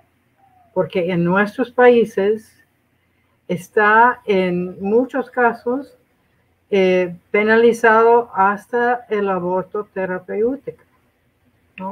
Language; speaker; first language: Spanish; non-native, fluent; English